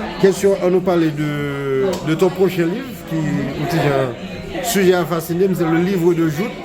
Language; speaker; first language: French; non-native, local second language; Haitian Creole